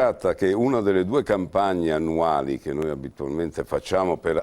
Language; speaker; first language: Italian; native; Italian